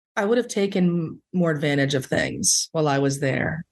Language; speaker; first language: English; early bilingual, other home language; Spanish